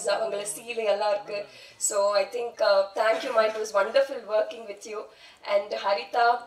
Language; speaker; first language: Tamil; non-native, fluent; Telugu